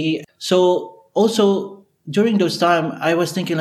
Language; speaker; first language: English; non-native, local second language; Bikol